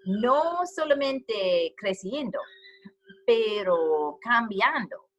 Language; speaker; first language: Spanish; non-native, learner; English